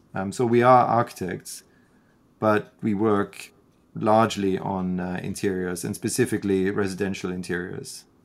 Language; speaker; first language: English; non-native, fluent; German